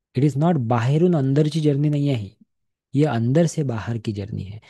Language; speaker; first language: Hindi; non-native, local second language; Marathi